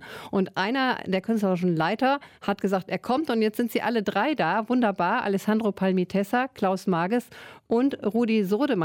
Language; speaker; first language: German; native; German